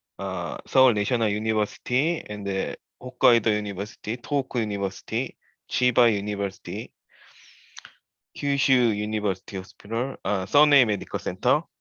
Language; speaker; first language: English; non-native, learner; Korean